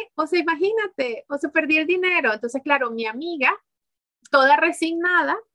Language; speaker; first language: Spanish; native; Spanish